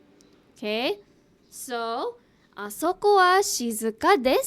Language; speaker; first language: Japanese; non-native, fluent; Hiligaynon